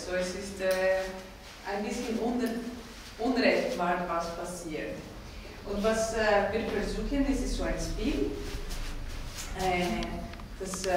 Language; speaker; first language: German; non-native, fluent; Greek